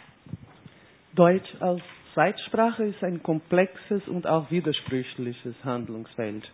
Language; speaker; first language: German; non-native, fluent; Portuguese